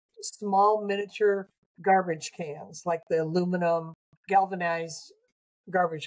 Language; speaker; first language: English; native; English